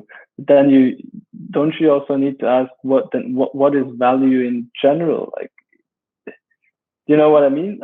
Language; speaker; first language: English; non-native, fluent; German